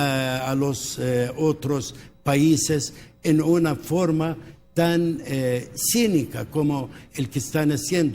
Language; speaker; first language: Spanish; non-native, local second language; Arabic